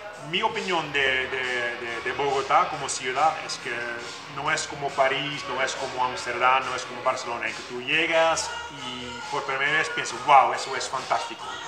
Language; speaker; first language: Spanish; non-native, fluent; Dutch